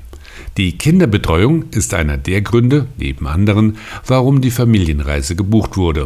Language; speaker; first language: German; native; German